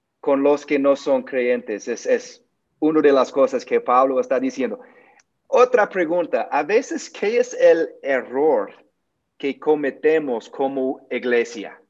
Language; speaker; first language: Spanish; non-native, learner; English